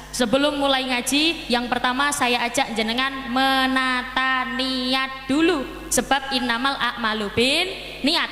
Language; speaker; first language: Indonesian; non-native, local second language; Javanese